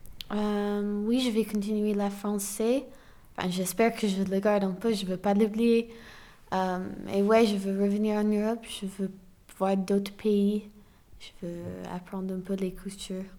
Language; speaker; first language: French; non-native, fluent; English